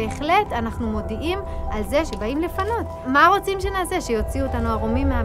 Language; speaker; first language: Hebrew; native; Hebrew